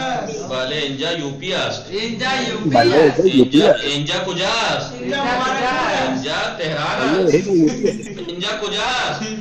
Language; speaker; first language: Persian; non-native, fluent; Urdu